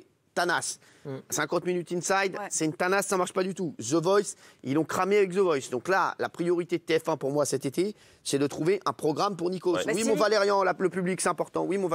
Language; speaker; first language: French; native; French